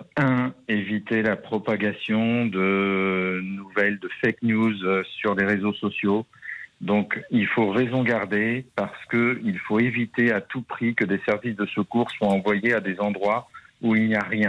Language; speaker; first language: French; native; French